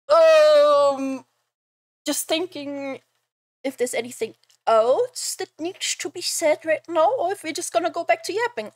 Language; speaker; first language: English; non-native, fluent; German